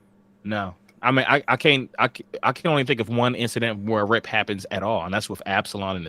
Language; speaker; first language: English; native; English